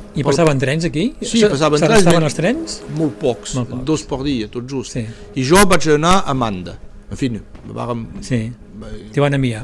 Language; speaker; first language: Catalan; early bilingual, heritage; Catalan